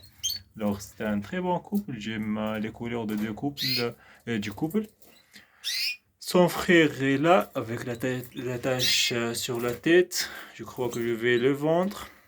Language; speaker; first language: French; non-native, local second language; Arabic